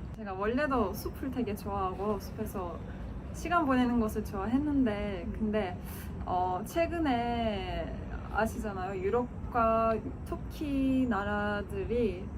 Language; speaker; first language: Korean; non-native, fluent; Turkish